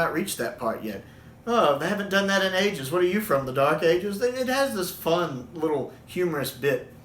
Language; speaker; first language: English; native; English